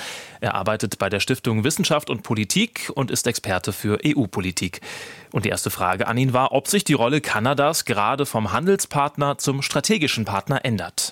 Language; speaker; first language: German; native; German